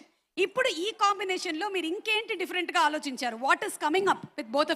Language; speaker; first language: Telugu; native; Telugu